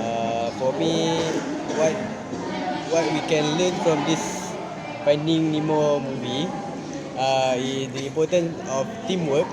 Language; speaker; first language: English; non-native, learner; Malay